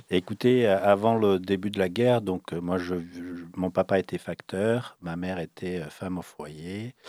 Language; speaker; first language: French; early bilingual, other home language; Bosnian